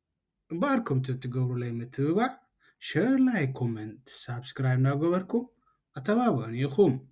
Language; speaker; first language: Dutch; non-native, learner; Tigrinya